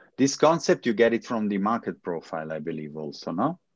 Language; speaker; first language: English; non-native, fluent; Italian